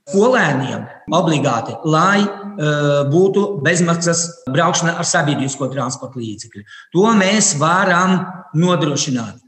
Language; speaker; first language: Latvian; non-native, local second language; Russian